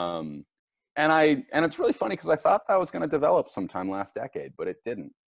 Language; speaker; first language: English; native; English